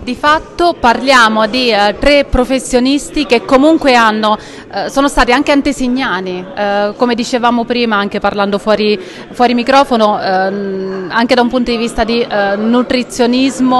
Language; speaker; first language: Italian; native; Italian